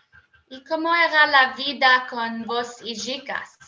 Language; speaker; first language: Spanish; non-native, learner; English